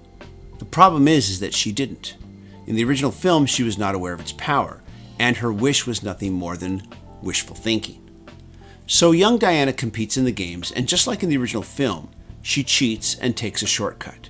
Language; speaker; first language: English; native; English